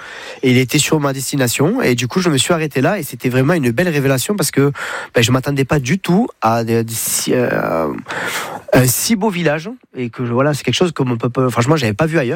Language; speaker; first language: French; native; French